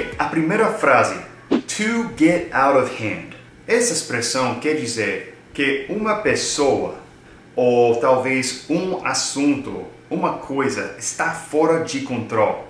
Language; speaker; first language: Portuguese; non-native, fluent; English